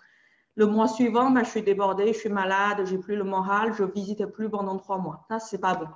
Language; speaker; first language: French; native; French